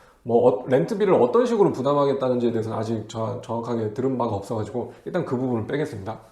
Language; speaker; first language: Korean; native; Korean